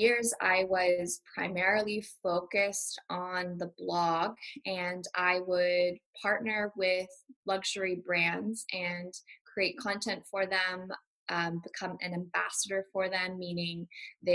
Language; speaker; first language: English; native; English